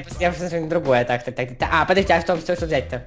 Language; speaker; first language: Russian; native; Russian